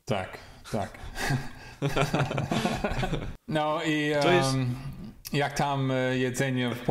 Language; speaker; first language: Polish; non-native, learner; English